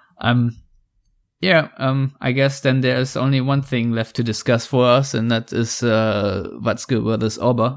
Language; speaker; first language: English; non-native, fluent; German